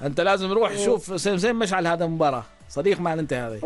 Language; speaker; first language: Arabic; native; Arabic